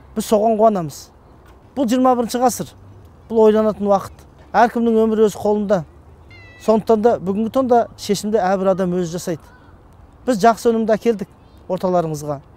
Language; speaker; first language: Kazakh; early bilingual, heritage; Kazakh